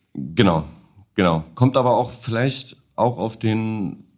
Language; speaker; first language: German; native; German